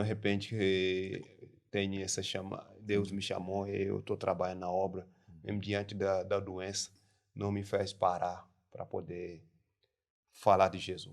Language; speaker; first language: Portuguese; non-native, learner; French